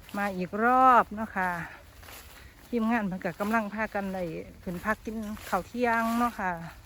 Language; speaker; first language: Thai; native; Thai